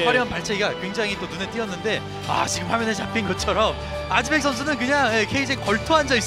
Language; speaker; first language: Korean; native; Korean